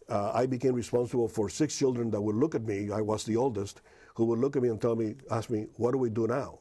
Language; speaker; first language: English; non-native, fluent; Spanish